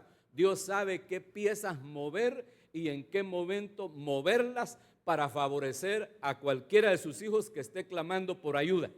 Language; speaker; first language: Spanish; native; Spanish